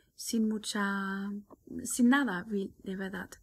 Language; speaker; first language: Spanish; non-native, fluent; German